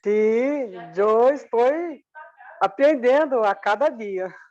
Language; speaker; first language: Spanish; non-native, learner; Portuguese